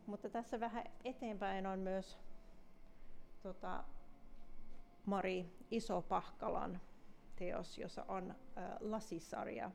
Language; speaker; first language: Finnish; non-native, fluent; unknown